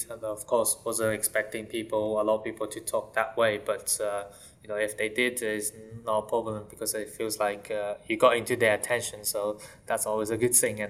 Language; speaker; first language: English; non-native, fluent; Chinese